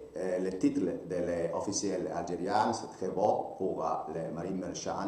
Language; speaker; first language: French; non-native, learner; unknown